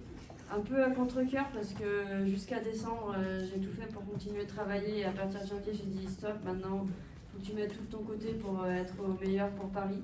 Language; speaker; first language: French; native; French